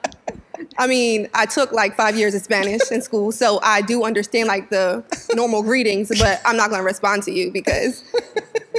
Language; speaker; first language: English; native; English